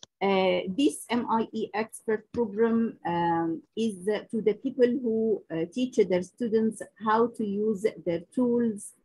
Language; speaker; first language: English; non-native, local second language; Arabic